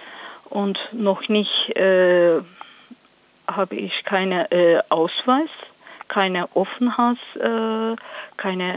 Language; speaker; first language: German; non-native, learner; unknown